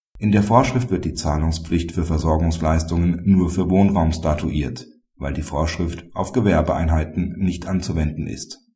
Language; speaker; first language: German; native; German